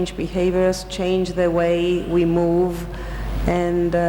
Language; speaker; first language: English; non-native, local second language; Greek